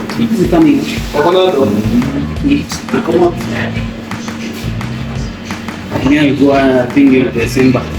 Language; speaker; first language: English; non-native, learner; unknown